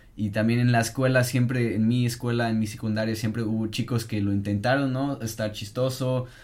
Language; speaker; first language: Spanish; non-native, fluent; German